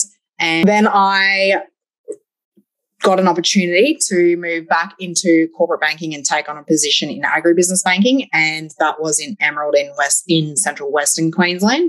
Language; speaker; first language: English; native; English